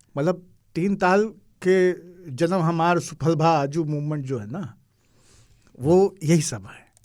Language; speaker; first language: Hindi; native; Hindi